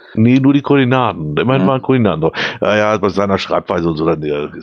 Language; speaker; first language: German; native; German